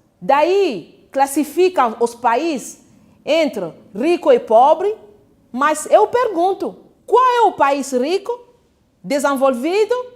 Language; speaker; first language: Portuguese; non-native, fluent; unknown